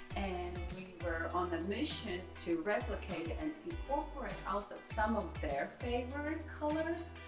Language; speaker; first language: English; non-native, fluent; Latvian